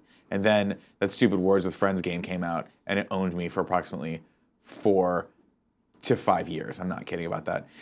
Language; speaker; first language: English; native; English